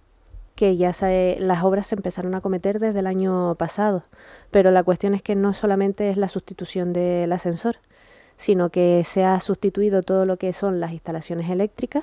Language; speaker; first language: Spanish; native; Spanish